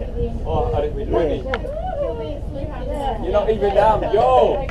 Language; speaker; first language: English; non-native, learner; Vietnamese